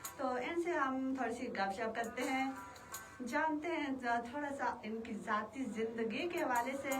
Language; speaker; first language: Urdu; non-native, local second language; Kashmiri